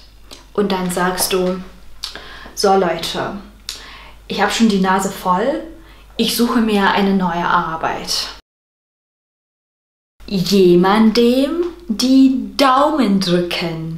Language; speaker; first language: German; non-native, fluent; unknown